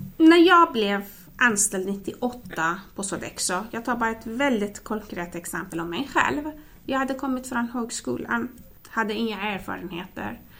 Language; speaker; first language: Swedish; non-native, fluent; Persian